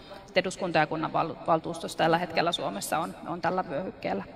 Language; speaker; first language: Finnish; native; Finnish